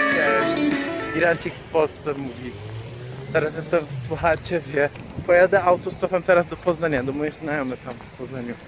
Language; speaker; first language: Polish; non-native, fluent; Persian